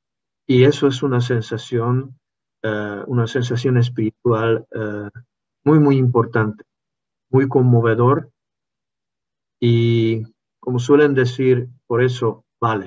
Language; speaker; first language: Spanish; non-native, fluent; Hungarian